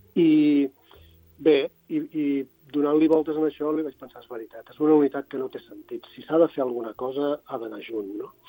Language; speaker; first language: Catalan; non-native, local second language; Spanish